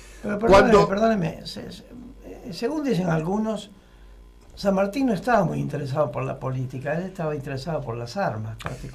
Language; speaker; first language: Spanish; native; Spanish